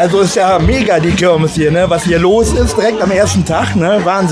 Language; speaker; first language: German; native; German